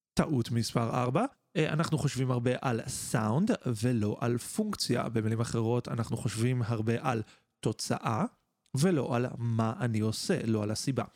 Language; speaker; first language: Hebrew; native; Hebrew